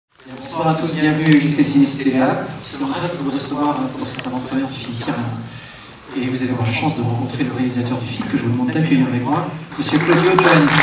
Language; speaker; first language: French; native; French